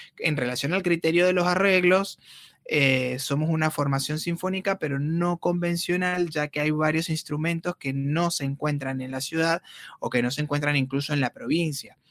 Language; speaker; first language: Spanish; native; Spanish